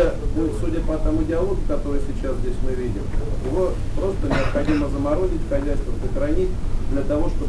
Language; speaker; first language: Russian; native; Russian